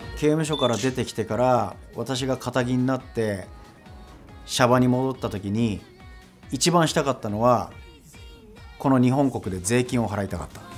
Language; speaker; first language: Japanese; native; Japanese